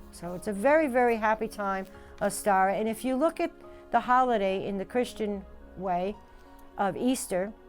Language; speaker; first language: English; native; English